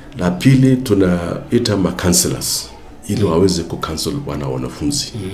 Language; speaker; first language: Swahili; non-native, local second language; Kalenjin